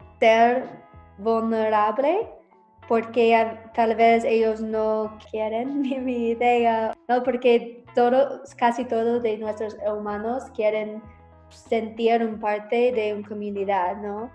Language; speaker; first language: Spanish; non-native, learner; English